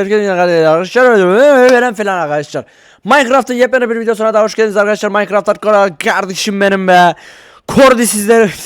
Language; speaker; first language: Turkish; native; Turkish